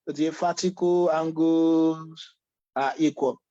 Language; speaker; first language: English; non-native, local second language; Yoruba